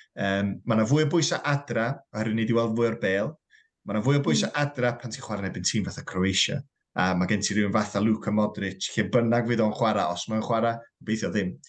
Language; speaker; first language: Welsh; native; Welsh